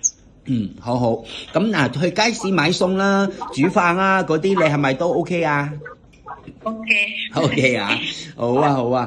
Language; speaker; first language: Cantonese; native; Cantonese